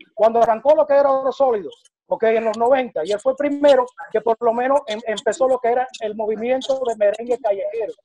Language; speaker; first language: Spanish; early bilingual, heritage; Spanish